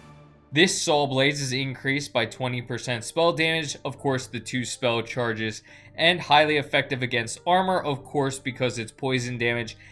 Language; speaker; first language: English; native; English